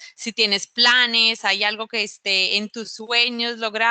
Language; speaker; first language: Spanish; native; Spanish